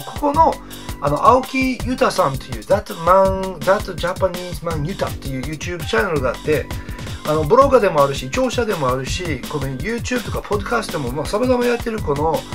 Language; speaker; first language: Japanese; non-native, fluent; English